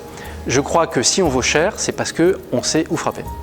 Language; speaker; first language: French; native; French